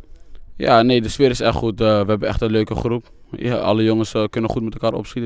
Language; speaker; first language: Dutch; native; Dutch